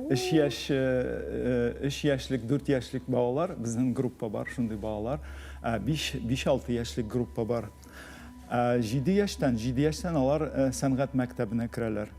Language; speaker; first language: Tatar; native; Tatar